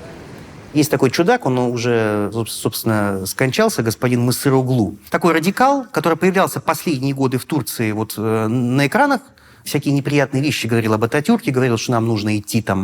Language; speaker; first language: Russian; native; Russian